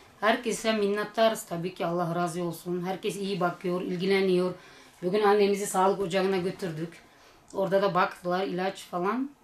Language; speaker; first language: Turkish; early bilingual, heritage; Turkish